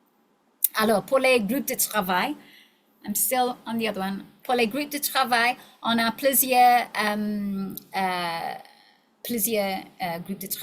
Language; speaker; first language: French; non-native, learner; English